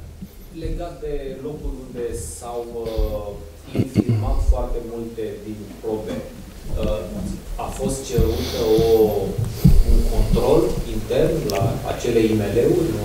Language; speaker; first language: Romanian; native; Romanian